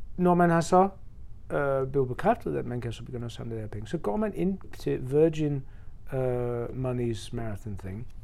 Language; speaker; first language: Danish; non-native, fluent; English